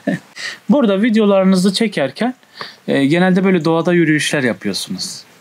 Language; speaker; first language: Turkish; native; Turkish